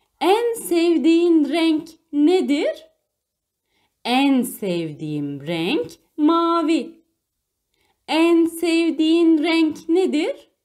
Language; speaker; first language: Turkish; non-native, fluent; Arabic